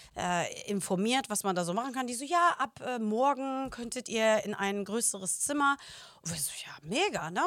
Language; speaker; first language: German; native; German